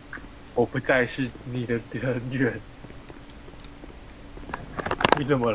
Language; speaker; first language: Chinese; native; Chinese